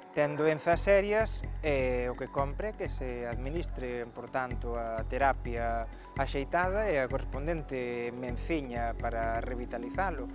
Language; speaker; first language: Galician; native; Galician